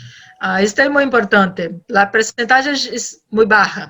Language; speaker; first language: Spanish; non-native, learner; Portuguese